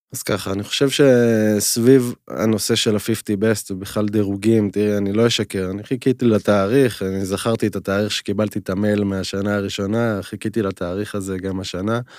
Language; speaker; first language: Hebrew; native; Hebrew